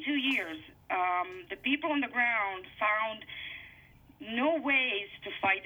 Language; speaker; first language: English; non-native, fluent; Bosnian